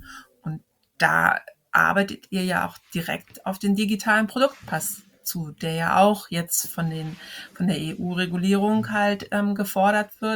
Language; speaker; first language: German; native; German